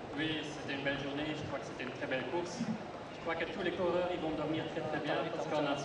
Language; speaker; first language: French; non-native, fluent; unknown